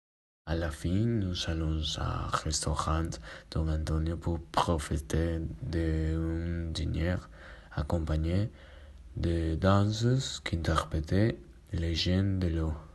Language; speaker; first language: French; non-native, learner; Spanish